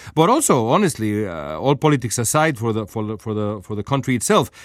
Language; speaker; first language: English; non-native, fluent; Spanish